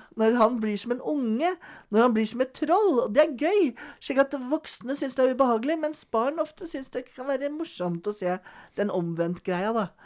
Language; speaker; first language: Norwegian; native; Norwegian